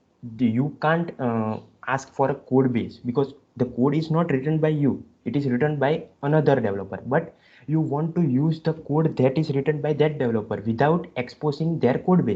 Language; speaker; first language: English; non-native, local second language; Gujarati